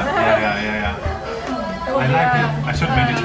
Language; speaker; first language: English; non-native, fluent; German